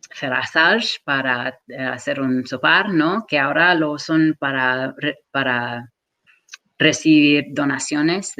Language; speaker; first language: Spanish; non-native, fluent; English